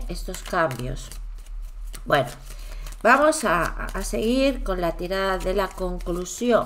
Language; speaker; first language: Spanish; native; Spanish